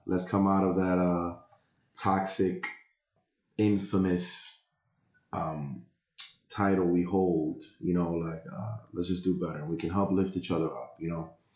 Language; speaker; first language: English; early bilingual, other home language; Spanish